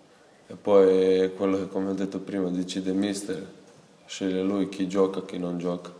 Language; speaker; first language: Italian; non-native, fluent; Serbian